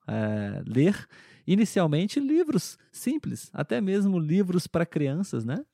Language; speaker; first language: Portuguese; native; Portuguese